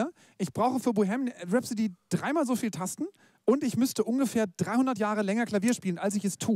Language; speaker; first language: German; native; German